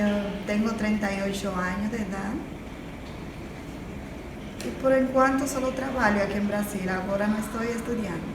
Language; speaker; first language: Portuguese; non-native, learner; Spanish